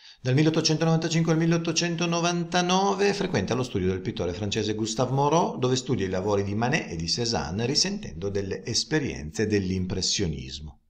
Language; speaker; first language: Italian; native; Italian